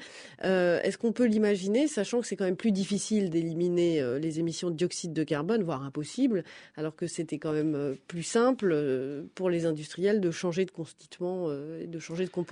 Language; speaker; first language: French; native; French